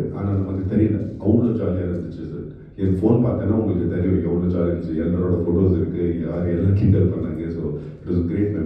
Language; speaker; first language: Tamil; non-native, fluent; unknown